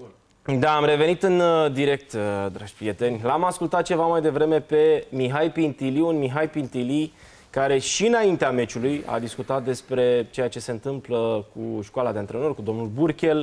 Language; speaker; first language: Romanian; native; Romanian